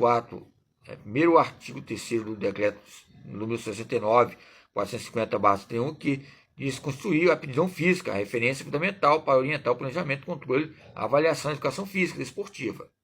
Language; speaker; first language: Portuguese; native; Portuguese